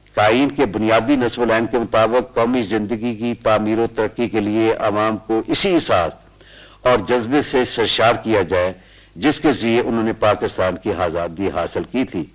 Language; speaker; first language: Urdu; non-native, local second language; Punjabi